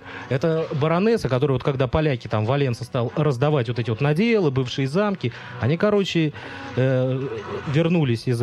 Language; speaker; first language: Russian; native; Russian